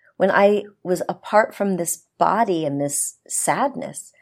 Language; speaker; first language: English; native; English